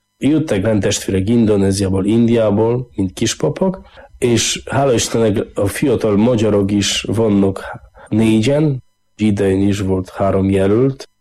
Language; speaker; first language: Hungarian; non-native, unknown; Polish